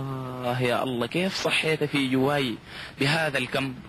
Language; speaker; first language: Arabic; native; Arabic